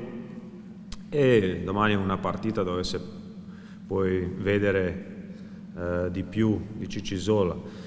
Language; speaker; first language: Italian; non-native, fluent; Croatian